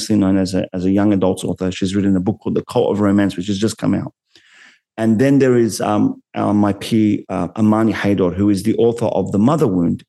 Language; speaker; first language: English; native; English